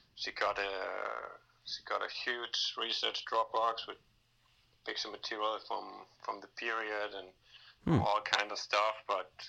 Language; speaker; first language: English; non-native, fluent; Danish